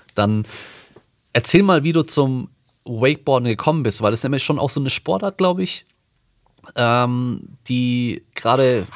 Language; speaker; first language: German; native; German